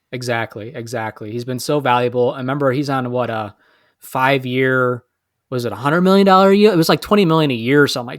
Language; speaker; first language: English; native; English